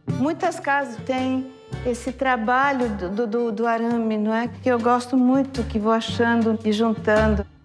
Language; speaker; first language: Portuguese; non-native, fluent; Spanish